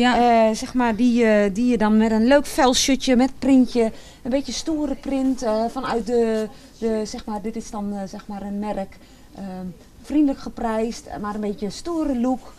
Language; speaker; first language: Dutch; native; Dutch